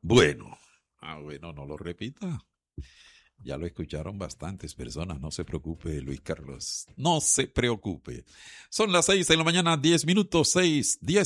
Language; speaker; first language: Spanish; native; Spanish